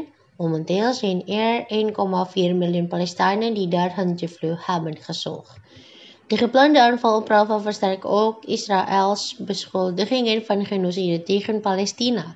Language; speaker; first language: Dutch; non-native, fluent; Indonesian